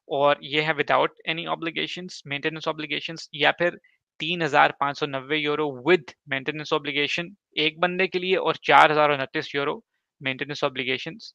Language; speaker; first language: Urdu; native; Urdu